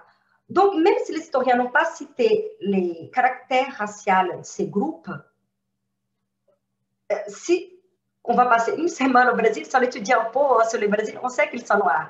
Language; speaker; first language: French; non-native, fluent; Portuguese